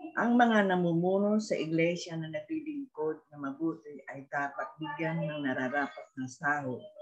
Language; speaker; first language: Filipino; native; Filipino